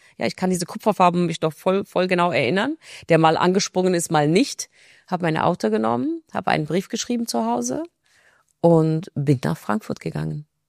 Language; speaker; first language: German; non-native, fluent; Turkish